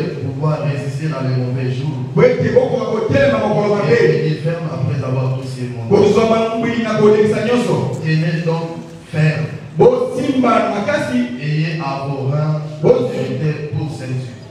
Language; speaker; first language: French; non-native, local second language; Lingala